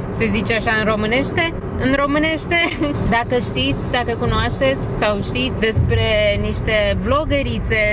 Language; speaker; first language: Romanian; early bilingual, heritage; Romanian